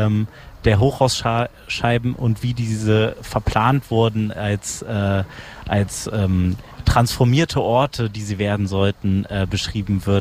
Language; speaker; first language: German; native; German